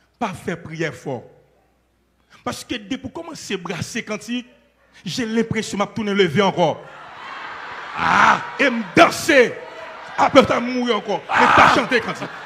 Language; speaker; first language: French; non-native, local second language; Haitian Creole